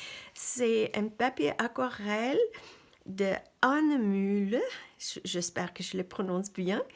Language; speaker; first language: French; non-native, fluent; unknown